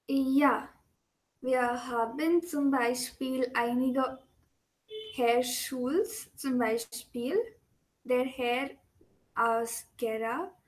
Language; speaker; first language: German; non-native, fluent; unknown